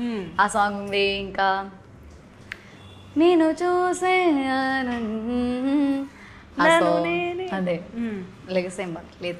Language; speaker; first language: Telugu; non-native, learner; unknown